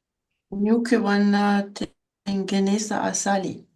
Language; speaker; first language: Swahili; non-native, learner; German